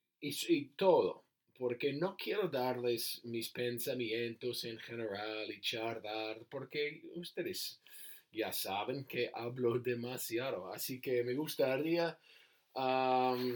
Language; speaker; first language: Spanish; non-native, learner; English